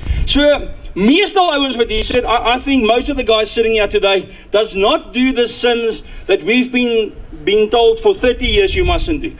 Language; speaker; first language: English; non-native, local second language; Afrikaans